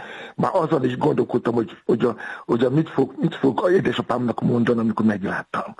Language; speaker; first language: Hungarian; non-native, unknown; Yoruba